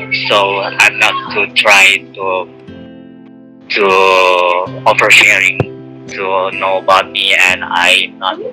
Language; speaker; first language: English; non-native, learner; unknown